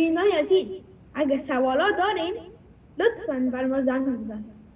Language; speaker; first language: Persian; early bilingual, heritage; Persian